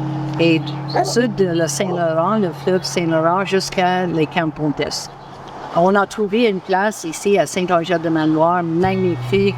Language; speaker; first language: French; non-native, local second language; English